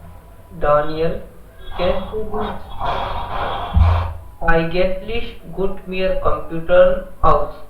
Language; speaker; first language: German; non-native, learner; Hindi